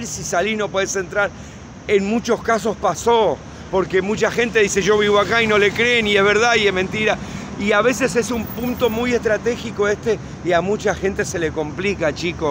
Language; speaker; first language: Spanish; native; Spanish